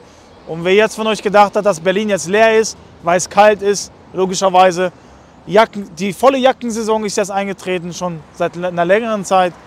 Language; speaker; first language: German; native; German